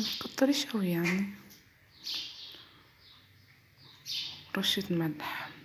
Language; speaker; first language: Arabic; native; Arabic